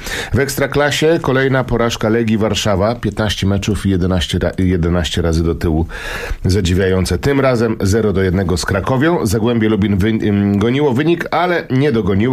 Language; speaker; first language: Polish; native; Polish